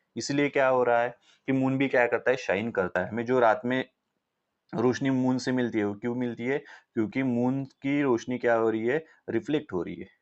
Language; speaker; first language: Hindi; non-native, local second language; Marathi